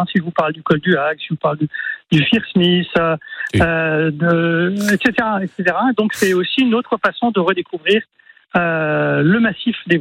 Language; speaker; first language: French; native; French